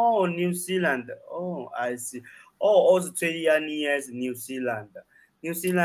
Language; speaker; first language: English; non-native, learner; Chinese